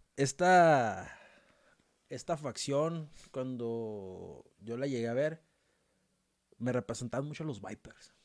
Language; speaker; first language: Spanish; native; Spanish